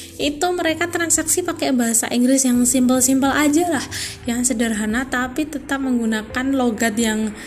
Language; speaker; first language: Indonesian; native; Indonesian